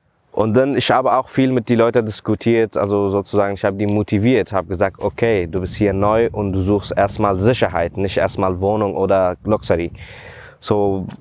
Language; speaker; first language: German; non-native, fluent; Persian